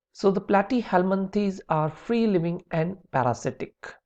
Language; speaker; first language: English; non-native, local second language; Hindi